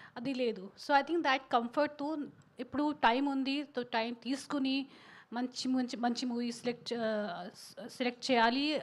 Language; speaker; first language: Telugu; non-native, local second language; Hindi